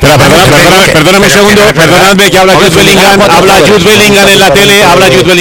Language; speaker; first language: Spanish; native; Spanish